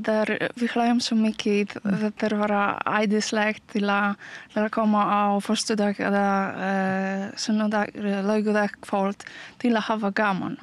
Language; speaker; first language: Icelandic; non-native, learner; Polish